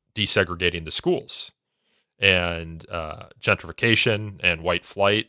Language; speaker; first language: English; native; English